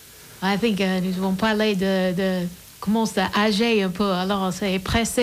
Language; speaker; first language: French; non-native, learner; English